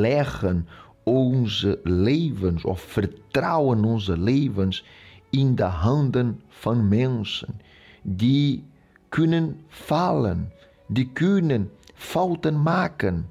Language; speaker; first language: Dutch; non-native, local second language; Portuguese